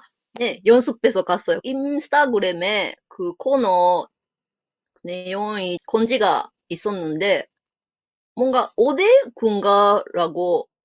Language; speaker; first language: Korean; non-native, fluent; Japanese